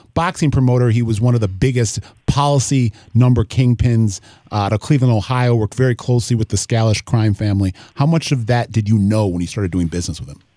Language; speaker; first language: English; native; English